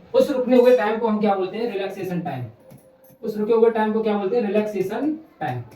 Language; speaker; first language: Hindi; native; Hindi